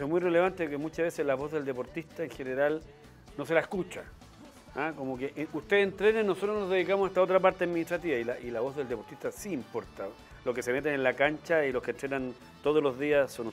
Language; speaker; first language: Spanish; native; Spanish